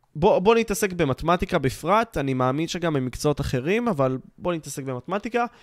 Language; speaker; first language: Hebrew; native; Hebrew